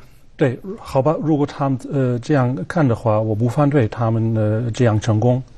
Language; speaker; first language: Chinese; non-native, fluent; German